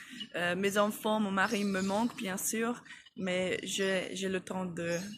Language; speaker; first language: French; non-native, fluent; English